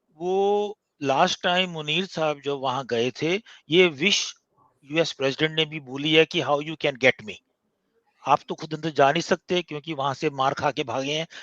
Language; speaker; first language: Hindi; non-native, fluent; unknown